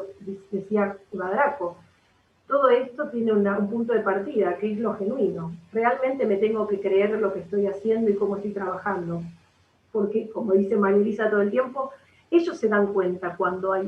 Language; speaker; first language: Spanish; native; Spanish